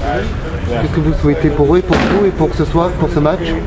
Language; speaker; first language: French; native; French